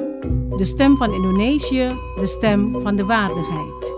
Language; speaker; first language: Dutch; non-native, fluent; Indonesian